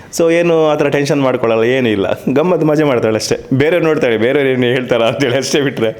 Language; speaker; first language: Kannada; non-native, local second language; Tulu